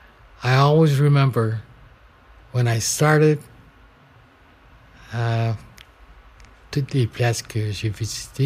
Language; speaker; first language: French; non-native, local second language; English